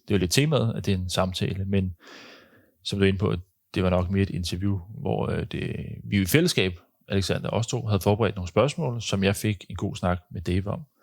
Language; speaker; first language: Danish; native; Danish